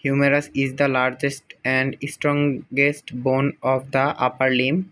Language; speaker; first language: English; non-native, local second language; Bangla